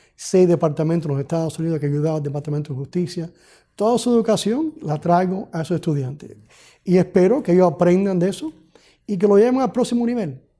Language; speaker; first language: Spanish; early bilingual, heritage; Spanish